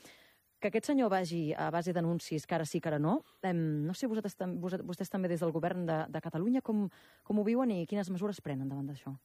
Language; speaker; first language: Catalan; native; Catalan